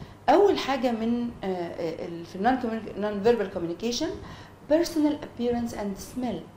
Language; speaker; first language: Arabic; native; Arabic